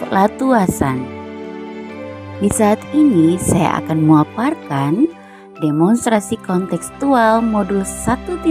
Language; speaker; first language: Indonesian; native; Indonesian